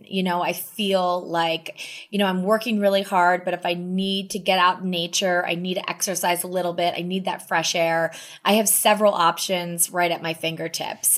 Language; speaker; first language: English; native; English